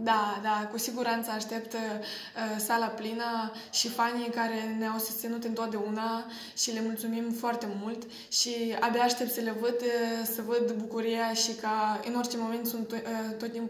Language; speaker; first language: Romanian; non-native, fluent; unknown